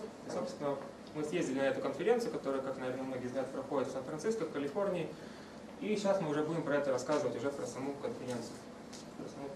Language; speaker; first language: Russian; native; Russian